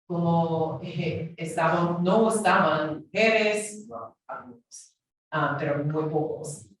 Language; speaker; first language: Spanish; non-native, fluent; English